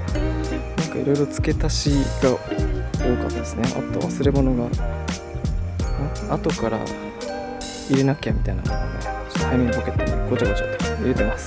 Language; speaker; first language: Japanese; native; Japanese